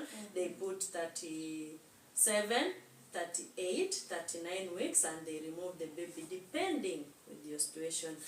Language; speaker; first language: English; non-native, local second language; Swahili